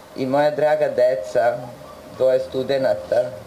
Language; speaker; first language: French; non-native, fluent; Serbian